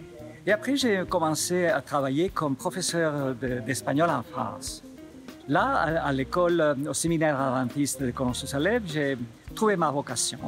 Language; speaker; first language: French; non-native, fluent; Spanish